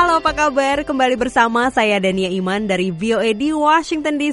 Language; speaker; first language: Indonesian; native; Indonesian